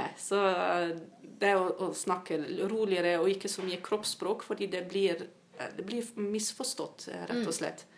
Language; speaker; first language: Norwegian; non-native, fluent; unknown